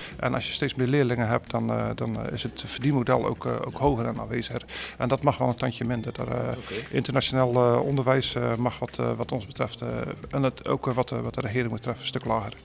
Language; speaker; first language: Dutch; native; Dutch